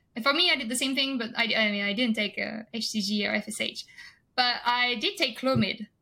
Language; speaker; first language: English; non-native, fluent; French